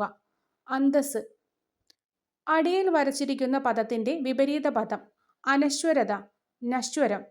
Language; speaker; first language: Malayalam; native; Malayalam